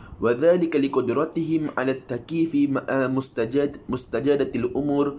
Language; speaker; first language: Arabic; non-native, learner; Malay